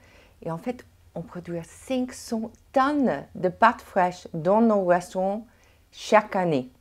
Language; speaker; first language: French; non-native, fluent; English